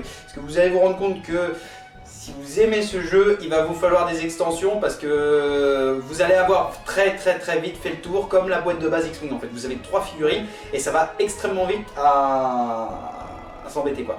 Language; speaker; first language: French; native; French